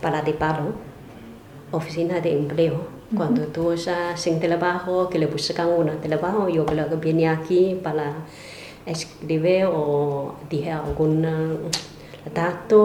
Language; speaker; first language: Spanish; non-native, learner; Chinese